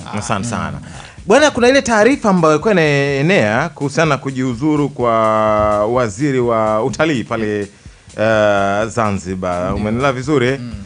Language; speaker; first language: Swahili; native; Swahili